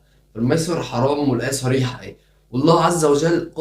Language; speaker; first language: Arabic; native; Arabic